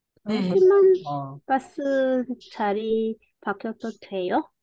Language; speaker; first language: Korean; non-native, learner; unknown